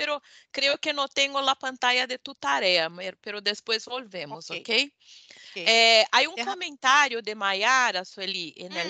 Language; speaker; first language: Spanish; non-native, learner; Portuguese